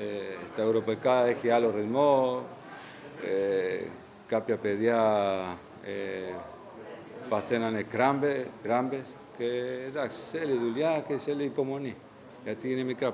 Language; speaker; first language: Greek; non-native, fluent; Spanish